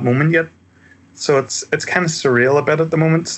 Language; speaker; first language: English; native; English